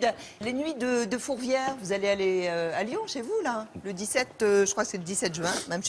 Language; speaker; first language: French; native; French